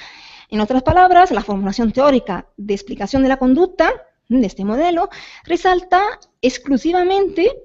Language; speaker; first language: Spanish; native; Spanish